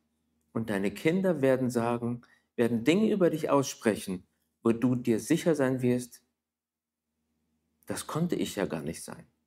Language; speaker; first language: German; native; German